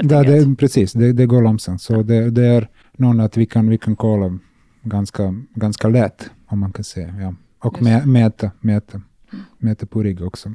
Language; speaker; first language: Swedish; non-native, learner; Serbian